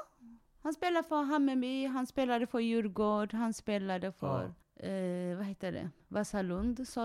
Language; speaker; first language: Swedish; non-native, fluent; Tigrinya